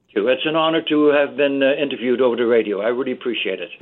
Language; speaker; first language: English; early bilingual, other home language; Dutch